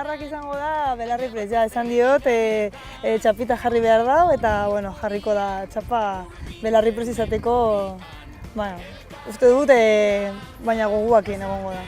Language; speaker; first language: Basque; non-native, learner; Spanish